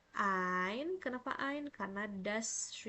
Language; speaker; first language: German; non-native, fluent; Indonesian